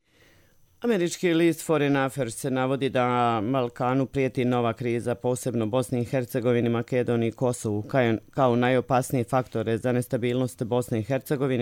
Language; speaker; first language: Croatian; native; Croatian